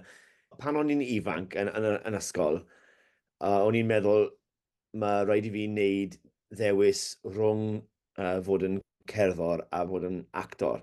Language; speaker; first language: Welsh; non-native, learner; English